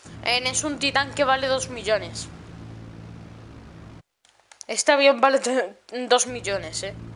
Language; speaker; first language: Spanish; native; Spanish